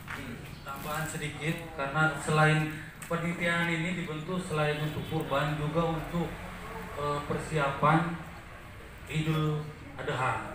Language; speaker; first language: Indonesian; native; Indonesian